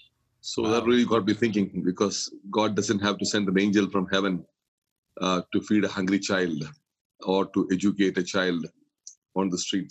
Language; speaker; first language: English; non-native, local second language; Malayalam